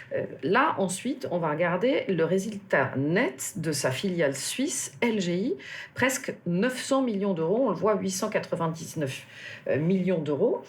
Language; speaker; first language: French; native; French